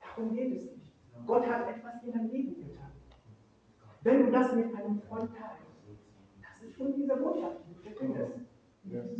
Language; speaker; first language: German; non-native, fluent; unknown